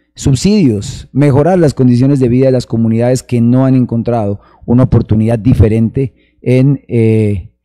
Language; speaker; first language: Spanish; native; Spanish